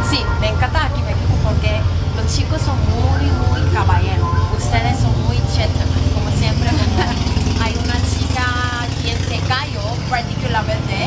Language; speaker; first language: Spanish; non-native, learner; Korean